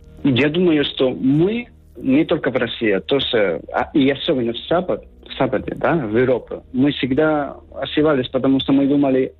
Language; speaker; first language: Russian; non-native, learner; Spanish